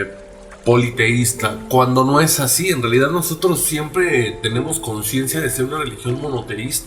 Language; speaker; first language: Spanish; native; Spanish